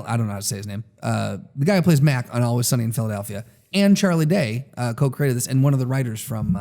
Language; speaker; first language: English; native; English